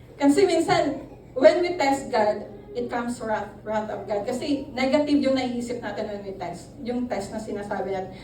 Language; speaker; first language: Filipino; non-native, local second language; Hiligaynon